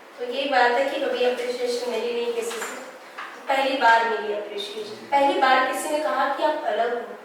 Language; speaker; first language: Hindi; native; Hindi